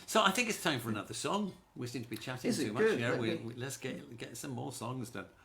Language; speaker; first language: English; native; English